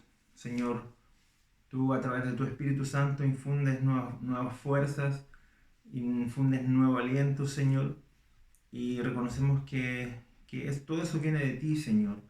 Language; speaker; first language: Spanish; native; Spanish